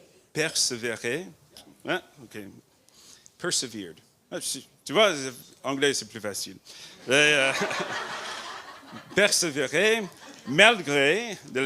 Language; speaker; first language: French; non-native, learner; English